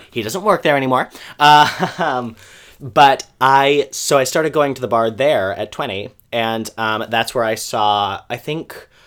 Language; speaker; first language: English; native; English